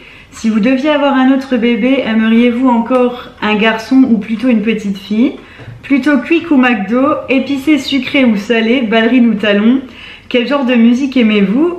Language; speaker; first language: French; native; French